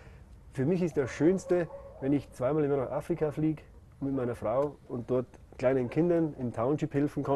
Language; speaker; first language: German; native; German